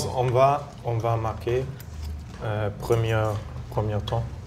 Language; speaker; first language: French; non-native, learner; German